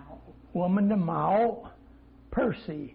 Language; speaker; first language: Chinese; non-native, fluent; English